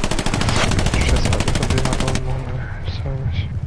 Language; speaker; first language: German; native; German